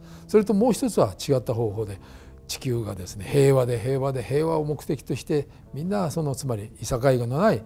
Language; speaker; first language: Japanese; native; Japanese